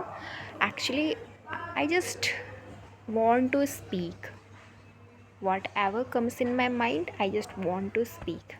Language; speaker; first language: English; non-native, local second language; Hindi